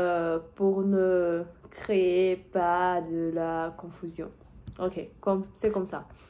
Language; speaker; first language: French; non-native, learner; Portuguese